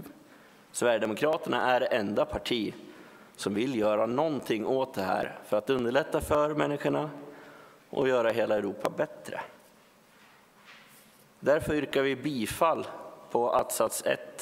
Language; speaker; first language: Swedish; native; Swedish